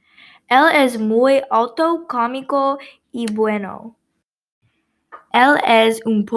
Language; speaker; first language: Spanish; non-native, learner; English